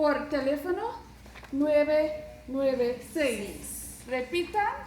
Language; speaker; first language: Spanish; non-native, learner; English